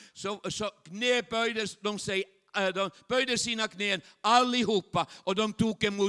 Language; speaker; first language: Swedish; non-native, fluent; Chinese